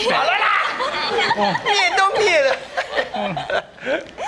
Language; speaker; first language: Chinese; native; Chinese